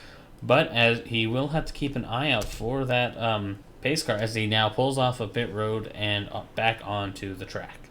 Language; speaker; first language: English; native; English